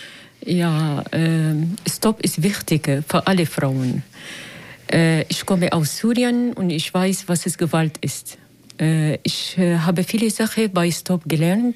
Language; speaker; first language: German; non-native, learner; Arabic